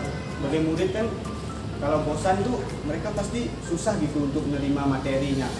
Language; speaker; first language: Indonesian; native; Indonesian